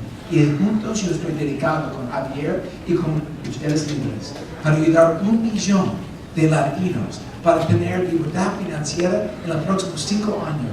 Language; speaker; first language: Spanish; non-native, fluent; English